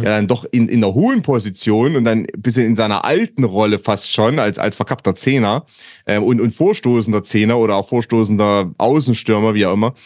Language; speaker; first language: German; native; German